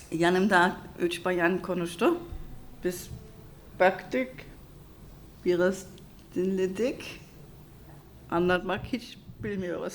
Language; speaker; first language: Turkish; non-native, learner; German